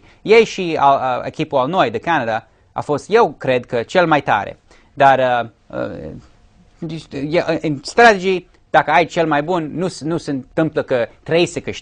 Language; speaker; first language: Romanian; early bilingual, heritage; English